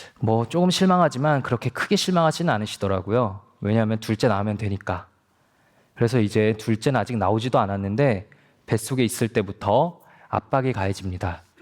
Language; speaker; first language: Korean; native; Korean